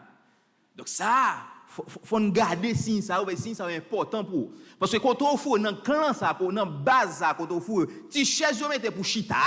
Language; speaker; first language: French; non-native, local second language; Haitian Creole